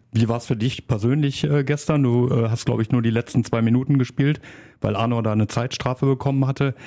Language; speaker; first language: German; native; German